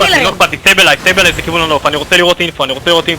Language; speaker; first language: Hebrew; native; Hebrew